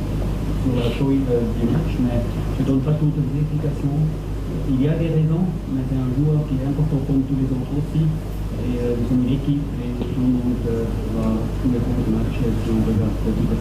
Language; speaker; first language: French; non-native, fluent; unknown